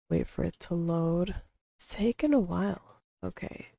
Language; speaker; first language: English; native; English